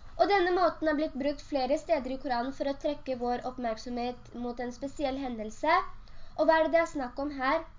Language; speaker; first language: Norwegian; early bilingual, other home language; Urdu